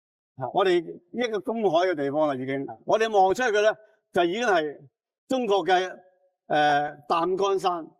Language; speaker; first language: Cantonese; native; Cantonese